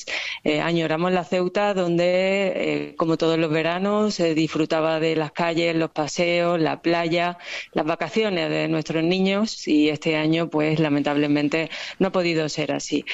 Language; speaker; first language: Spanish; native; Spanish